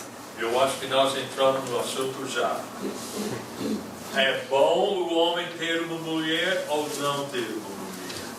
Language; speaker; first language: Portuguese; non-native, fluent; English